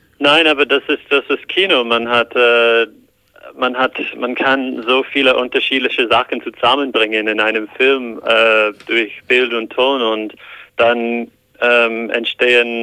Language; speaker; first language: German; non-native, fluent; English